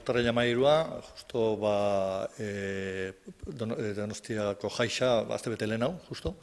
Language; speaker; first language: Basque; native; Basque